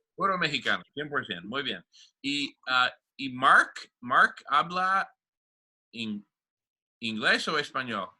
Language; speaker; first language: Spanish; non-native, fluent; English